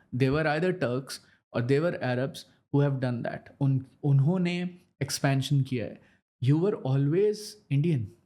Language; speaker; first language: Urdu; native; Urdu